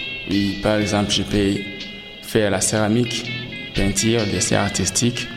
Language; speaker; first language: French; non-native, local second language; Rundi